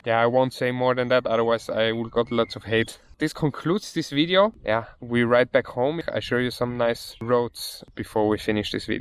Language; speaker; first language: English; non-native, fluent; German